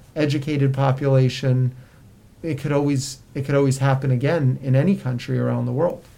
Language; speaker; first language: English; native; English